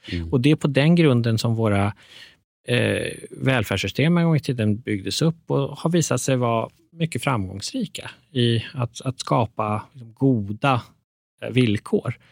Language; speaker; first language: Swedish; early bilingual, other home language; Persian